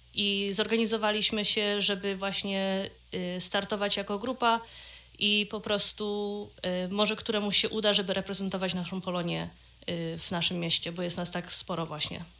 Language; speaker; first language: Polish; early bilingual, heritage; Polish